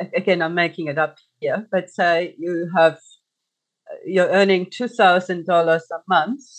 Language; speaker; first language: English; non-native, fluent; German